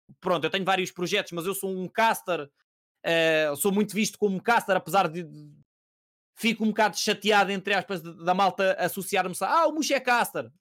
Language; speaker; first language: Portuguese; native; Portuguese